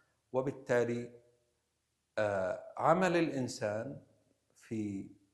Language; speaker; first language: Arabic; native; Arabic